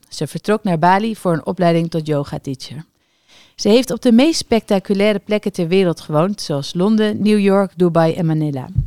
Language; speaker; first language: Dutch; native; Dutch